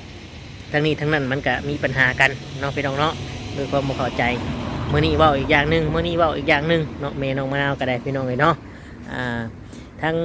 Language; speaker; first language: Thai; non-native, local second language; Lao